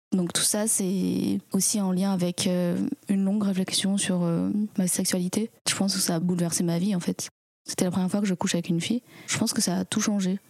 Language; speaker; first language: French; early bilingual, other home language; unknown